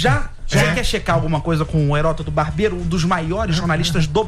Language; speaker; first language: Portuguese; native; Portuguese